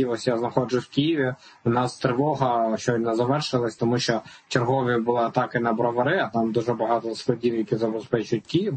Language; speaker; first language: Ukrainian; native; Ukrainian